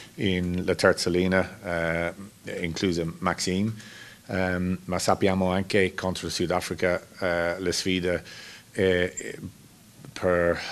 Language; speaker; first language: Italian; non-native, learner; English